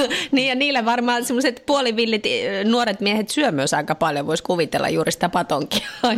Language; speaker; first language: Finnish; native; Finnish